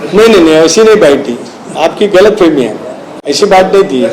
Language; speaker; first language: Hindi; non-native, local second language; Marathi